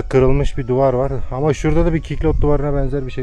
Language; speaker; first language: Turkish; native; Turkish